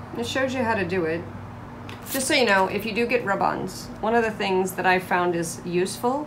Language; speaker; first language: English; native; English